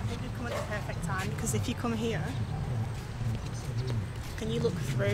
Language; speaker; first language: English; native; English